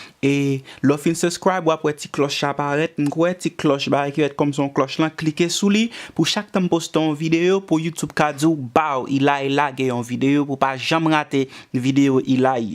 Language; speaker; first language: French; non-native, learner; Haitian Creole